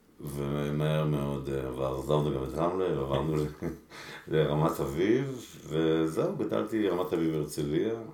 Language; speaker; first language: Hebrew; early bilingual, other home language; Spanish